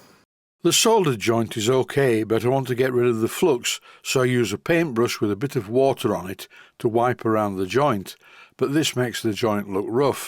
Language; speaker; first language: English; native; English